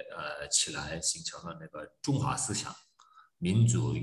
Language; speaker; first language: Chinese; non-native, fluent; Korean